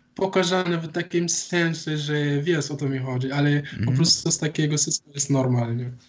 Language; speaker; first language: Polish; non-native, learner; Wolof